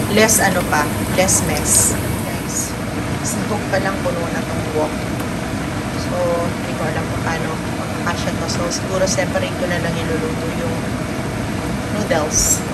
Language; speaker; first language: Filipino; non-native, local second language; Pampanga